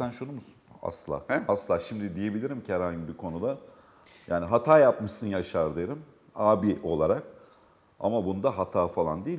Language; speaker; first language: Turkish; native; Turkish